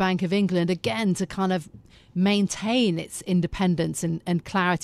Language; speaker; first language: English; native; English